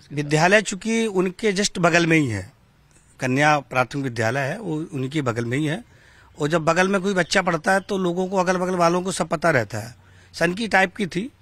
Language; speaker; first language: Hindi; native; Hindi